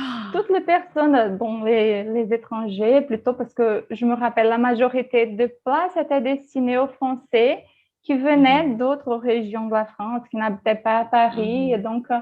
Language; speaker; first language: French; non-native, fluent; Portuguese